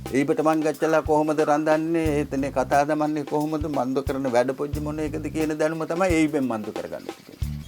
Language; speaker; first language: Sinhala; native; Sinhala